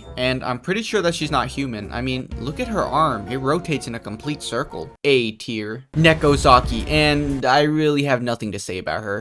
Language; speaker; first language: English; native; English